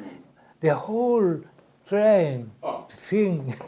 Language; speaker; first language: English; non-native, learner; Swedish